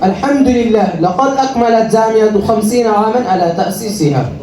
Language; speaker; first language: Arabic; non-native, learner; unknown